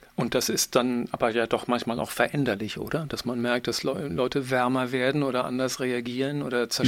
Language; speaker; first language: German; native; German